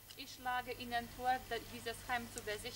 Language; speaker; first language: German; non-native, fluent; Lithuanian